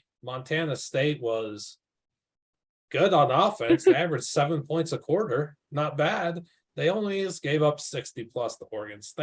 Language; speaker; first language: English; native; English